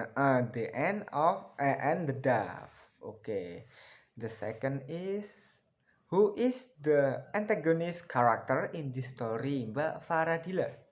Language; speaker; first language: English; non-native, learner; Indonesian